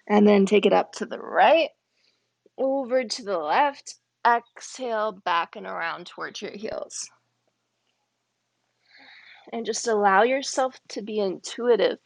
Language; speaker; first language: English; native; English